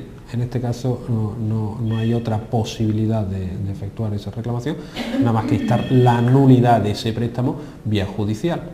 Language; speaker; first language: Spanish; native; Spanish